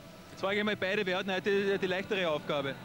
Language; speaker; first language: German; native; German